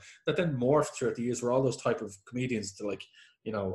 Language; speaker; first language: English; native; English